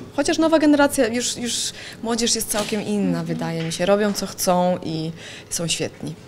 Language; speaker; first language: Polish; early bilingual, heritage; Polish